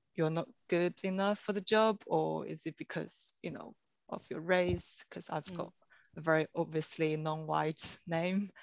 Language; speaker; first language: English; non-native, fluent; Chinese